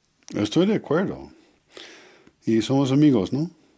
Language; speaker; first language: Spanish; non-native, learner; English